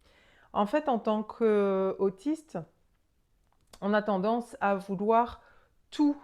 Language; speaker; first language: French; native; French